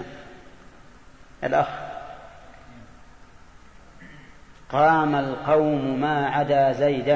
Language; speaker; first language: Arabic; native; Arabic